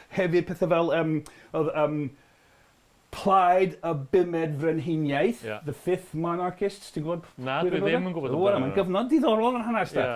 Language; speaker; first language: Welsh; non-native, fluent; English